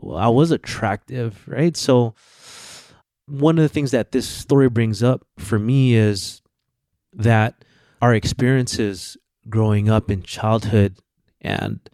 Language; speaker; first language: English; early bilingual, other home language; Filipino